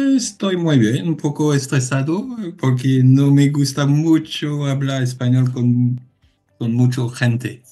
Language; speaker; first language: Spanish; non-native, learner; French